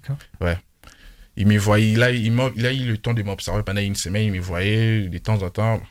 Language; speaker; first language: French; non-native, local second language; Lingala